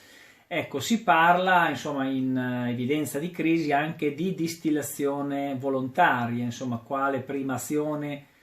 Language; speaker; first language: Italian; native; Italian